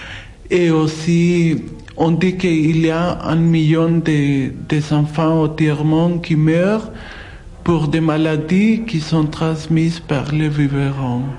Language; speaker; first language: French; non-native, fluent; Spanish